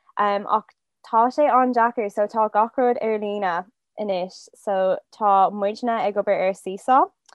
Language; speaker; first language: Irish; non-native, local second language; English